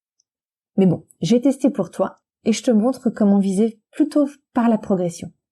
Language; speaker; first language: French; native; French